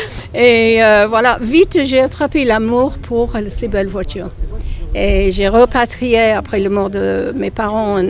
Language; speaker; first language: French; non-native, fluent; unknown